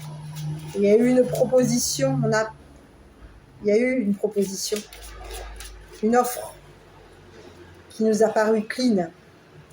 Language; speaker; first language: French; native; French